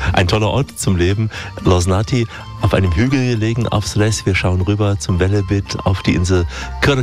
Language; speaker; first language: German; native; German